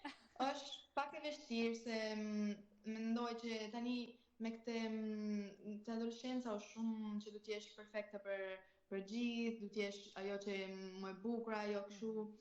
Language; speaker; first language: Albanian; early bilingual, heritage; Albanian